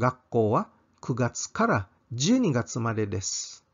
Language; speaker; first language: Japanese; non-native, fluent; Cebuano